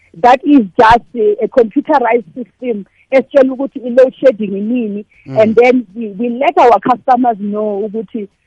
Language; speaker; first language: South Ndebele; non-native, local second language; Venda